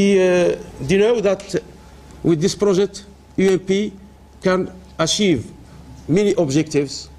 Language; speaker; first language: English; non-native, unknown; Arabic